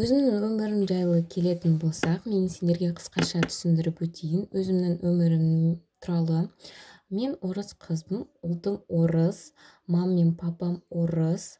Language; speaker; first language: Kazakh; non-native, local second language; Russian